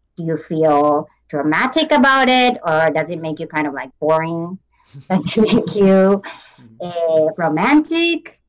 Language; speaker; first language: English; non-native, fluent; Japanese